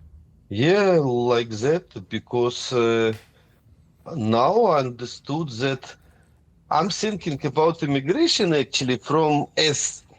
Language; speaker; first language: English; non-native, fluent; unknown